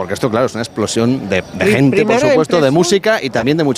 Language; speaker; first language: Spanish; native; Spanish